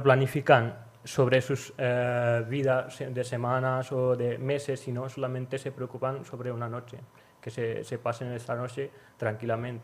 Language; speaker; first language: Spanish; non-native, learner; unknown